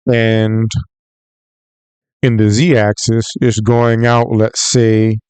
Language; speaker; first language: English; native; English